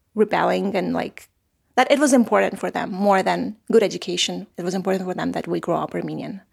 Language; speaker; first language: English; non-native, fluent; Armenian